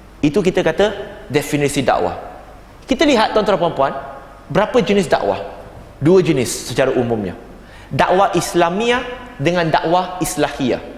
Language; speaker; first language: Malay; non-native, local second language; Chinese